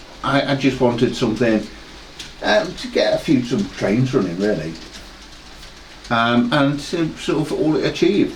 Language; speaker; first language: English; native; English